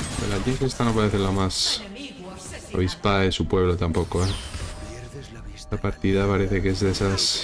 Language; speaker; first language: Spanish; native; Spanish